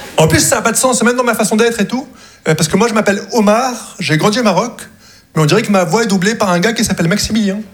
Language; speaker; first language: French; non-native, local second language; Arabic